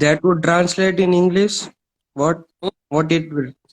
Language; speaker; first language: English; non-native, learner; Indonesian